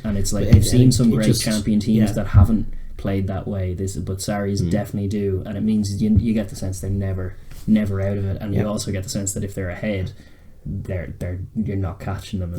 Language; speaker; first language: English; native; English